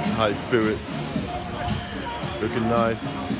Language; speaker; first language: English; native; English